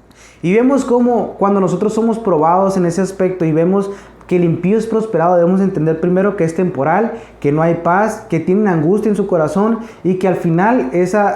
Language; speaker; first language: Spanish; native; Spanish